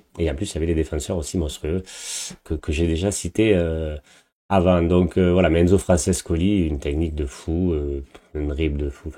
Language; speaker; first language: French; native; French